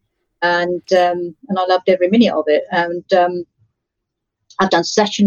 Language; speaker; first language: English; native; English